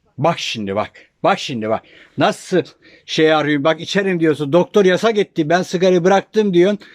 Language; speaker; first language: Turkish; native; Turkish